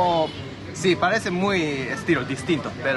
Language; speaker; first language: Spanish; non-native, learner; Japanese